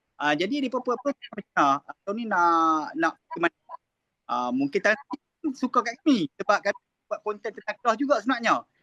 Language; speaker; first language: Malay; native; Malay